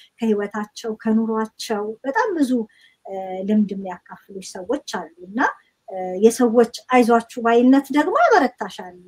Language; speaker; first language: Amharic; native; Amharic